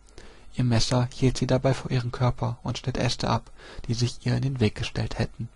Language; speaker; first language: German; native; German